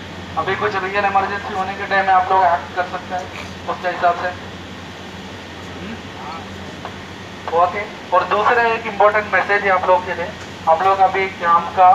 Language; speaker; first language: Hindi; non-native, local second language; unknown